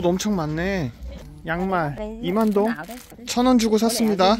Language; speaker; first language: Korean; native; Korean